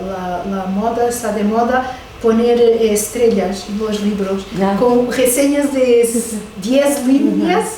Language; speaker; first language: Spanish; non-native, fluent; Portuguese